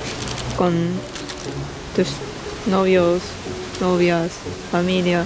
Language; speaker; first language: Spanish; non-native, learner; Japanese